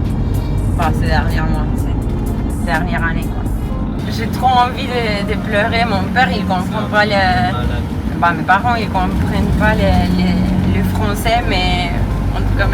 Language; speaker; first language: French; non-native, fluent; Spanish